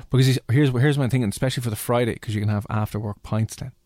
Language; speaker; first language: English; native; English